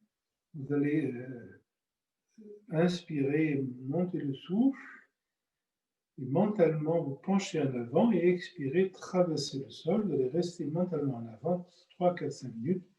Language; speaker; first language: French; native; French